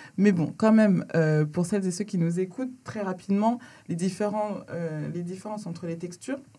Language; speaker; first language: French; early bilingual, other home language; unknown